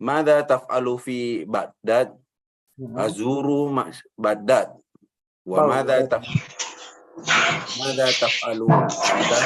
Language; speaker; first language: Arabic; non-native, learner; Indonesian